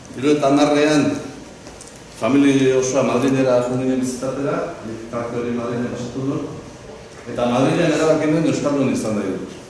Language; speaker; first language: Basque; native; Basque